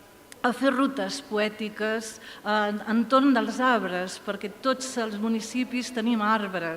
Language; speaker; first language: Catalan; native; Catalan